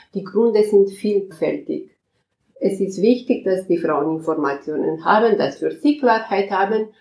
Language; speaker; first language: German; non-native, fluent; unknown